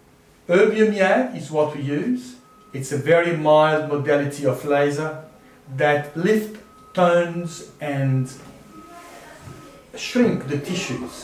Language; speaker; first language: English; non-native, fluent; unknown